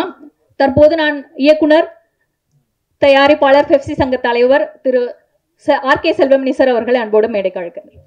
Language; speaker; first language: Tamil; native; Tamil